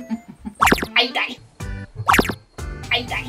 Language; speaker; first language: Japanese; non-native, fluent; Italian